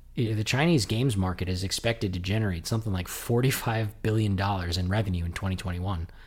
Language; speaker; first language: English; native; English